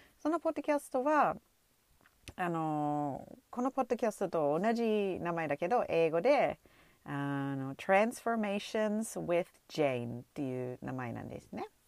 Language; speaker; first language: Japanese; non-native, fluent; English